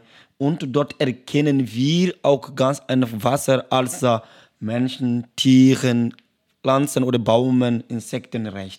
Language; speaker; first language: German; non-native, learner; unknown